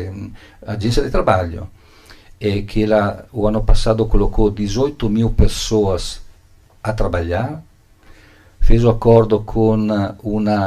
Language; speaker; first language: Portuguese; non-native, learner; Italian